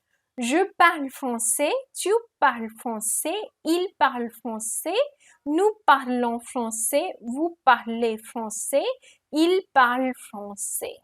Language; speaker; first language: French; non-native, fluent; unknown